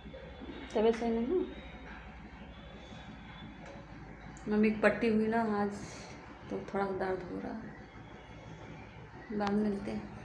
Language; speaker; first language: Hindi; native; Hindi